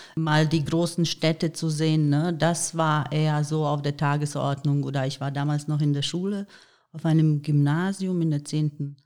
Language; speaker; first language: German; non-native, fluent; Bosnian